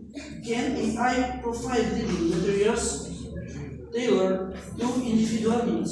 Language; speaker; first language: English; non-native, learner; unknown